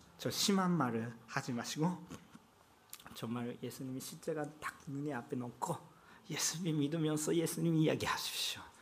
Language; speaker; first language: Korean; non-native, fluent; Japanese